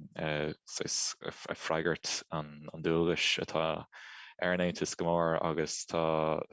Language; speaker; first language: Irish; native; Irish